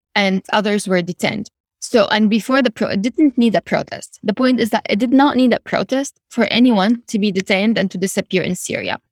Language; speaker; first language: English; non-native, fluent; Arabic